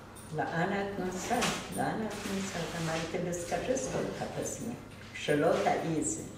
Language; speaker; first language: Hebrew; non-native, fluent; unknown